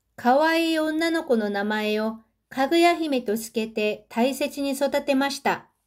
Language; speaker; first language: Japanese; non-native, fluent; Korean